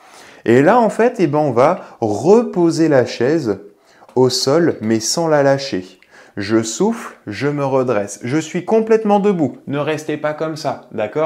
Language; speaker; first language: French; native; French